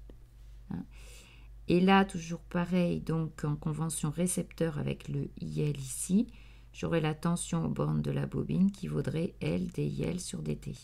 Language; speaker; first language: French; native; French